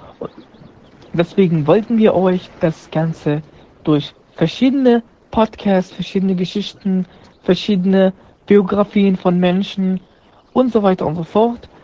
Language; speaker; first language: German; non-native, fluent; Arabic